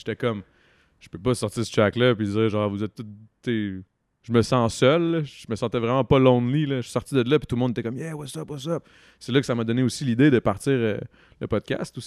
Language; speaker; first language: French; native; French